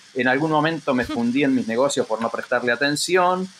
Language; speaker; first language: Spanish; native; Spanish